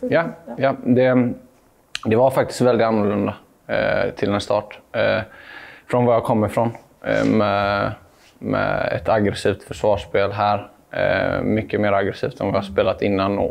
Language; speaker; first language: Swedish; native; Swedish